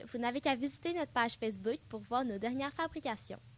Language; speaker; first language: French; native; French